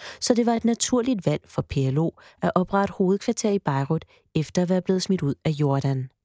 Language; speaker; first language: Danish; early bilingual, heritage; Danish